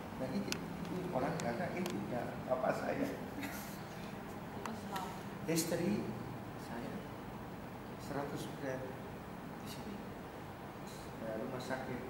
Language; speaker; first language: Indonesian; early bilingual, heritage; Dutch